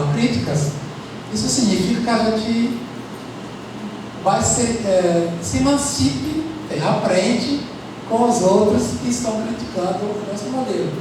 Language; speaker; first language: Portuguese; non-native, fluent; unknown